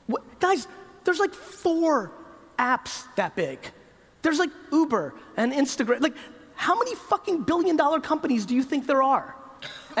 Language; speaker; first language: English; native; English